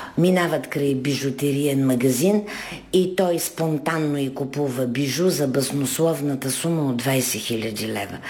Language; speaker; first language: Bulgarian; native; Bulgarian